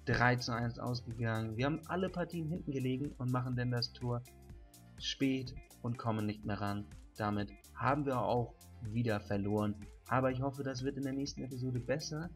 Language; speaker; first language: German; native; German